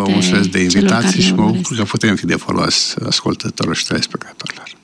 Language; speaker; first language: Romanian; native; Romanian